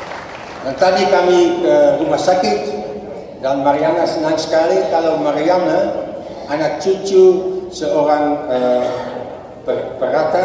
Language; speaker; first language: Indonesian; non-native, fluent; Dutch